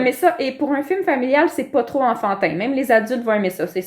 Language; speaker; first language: French; native; French